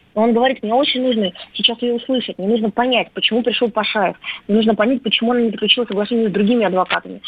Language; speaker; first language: Russian; native; Russian